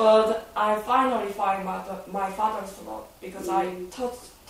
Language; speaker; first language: English; non-native, learner; Korean